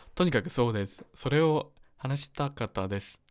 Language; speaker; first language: Japanese; non-native, learner; Korean